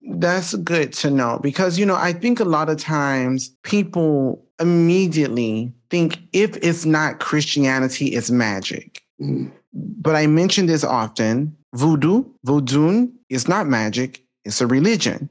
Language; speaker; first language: English; native; English